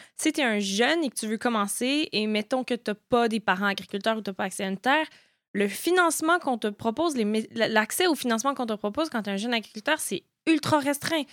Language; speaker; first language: French; native; French